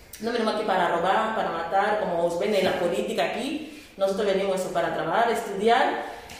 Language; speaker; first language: Spanish; non-native, fluent; Portuguese